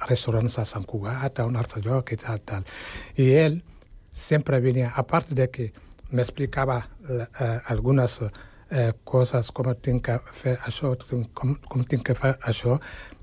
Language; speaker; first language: Catalan; non-native, fluent; Wolof